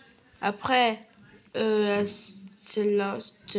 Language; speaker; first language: French; native; French